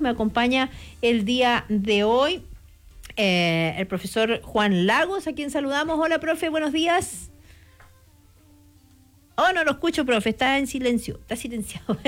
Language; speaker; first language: Spanish; native; Spanish